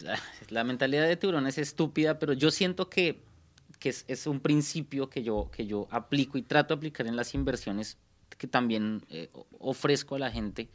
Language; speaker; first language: Spanish; native; Spanish